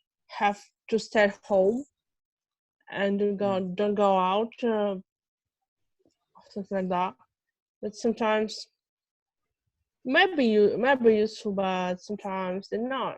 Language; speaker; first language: English; non-native, fluent; Russian